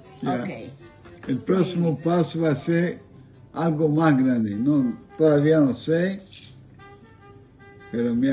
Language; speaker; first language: Spanish; non-native, learner; Portuguese